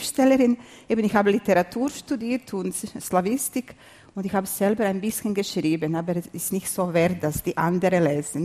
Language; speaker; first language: German; non-native, fluent; Serbian